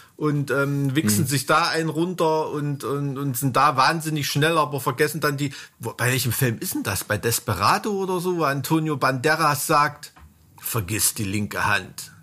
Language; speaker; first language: German; native; German